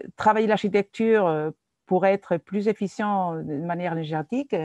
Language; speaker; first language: French; non-native, fluent; Spanish